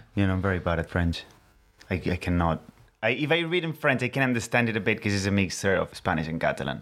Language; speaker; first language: English; non-native, fluent; Spanish